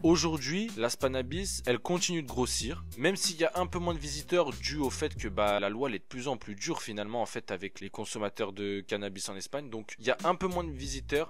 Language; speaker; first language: French; native; French